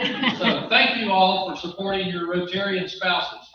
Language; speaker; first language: English; native; English